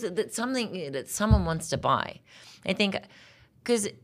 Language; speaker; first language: English; native; English